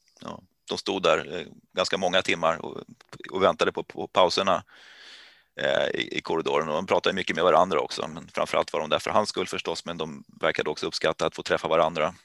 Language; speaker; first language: Swedish; native; Swedish